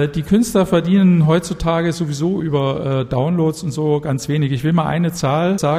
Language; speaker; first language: German; native; German